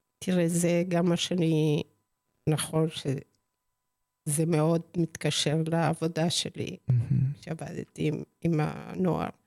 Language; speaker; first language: Hebrew; non-native, fluent; Spanish